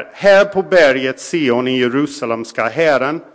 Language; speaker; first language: Swedish; non-native, fluent; English